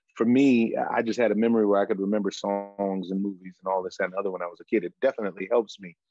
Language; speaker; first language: English; native; English